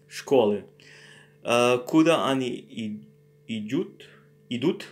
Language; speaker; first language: Russian; non-native, learner; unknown